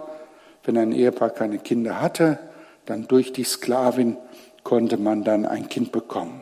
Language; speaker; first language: German; native; German